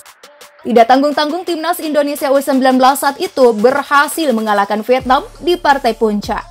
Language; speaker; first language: Indonesian; native; Indonesian